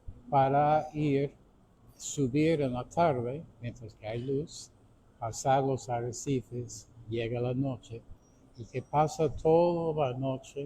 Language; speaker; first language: Spanish; non-native, fluent; English